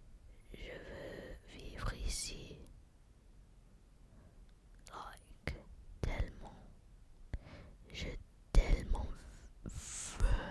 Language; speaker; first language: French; non-native, learner; English